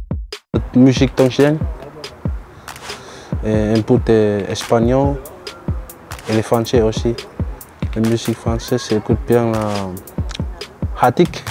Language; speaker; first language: French; non-native, learner; Tongan